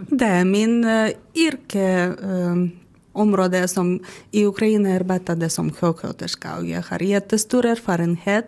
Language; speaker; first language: Swedish; non-native, learner; Ukrainian